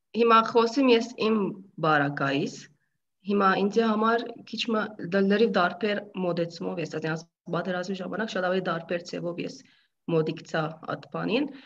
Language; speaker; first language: Armenian; early bilingual, heritage; Armenian